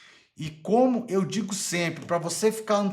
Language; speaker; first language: Portuguese; native; Portuguese